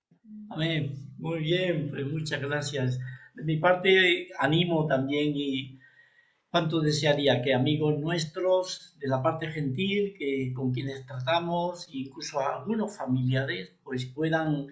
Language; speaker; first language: Spanish; native; Spanish